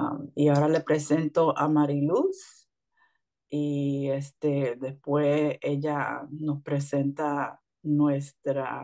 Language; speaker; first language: Spanish; early bilingual, heritage; Spanish